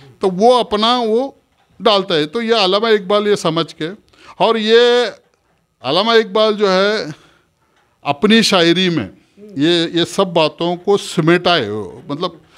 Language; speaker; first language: Hindi; non-native, local second language; Urdu